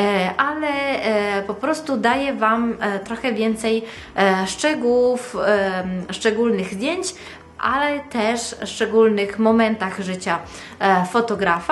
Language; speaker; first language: Polish; non-native, fluent; Italian